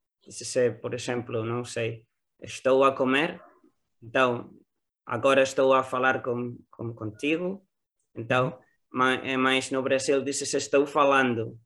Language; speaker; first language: Portuguese; non-native, learner; Spanish